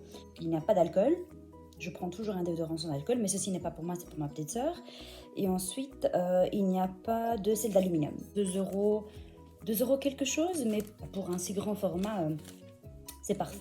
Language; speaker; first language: French; native; French